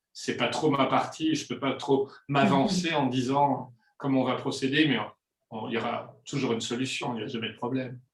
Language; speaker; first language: French; native; French